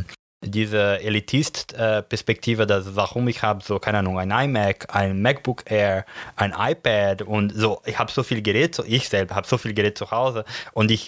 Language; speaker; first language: German; non-native, learner; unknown